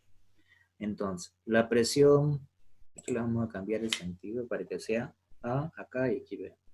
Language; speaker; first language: Spanish; native; Spanish